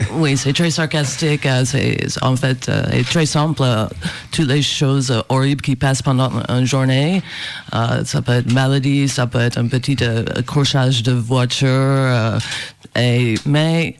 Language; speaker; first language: French; non-native, fluent; English